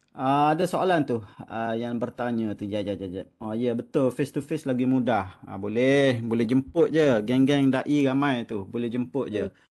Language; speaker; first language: Malay; native; Malay